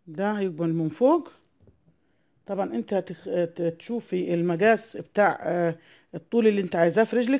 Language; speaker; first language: Arabic; native; Arabic